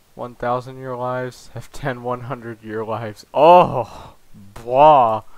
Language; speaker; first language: English; native; English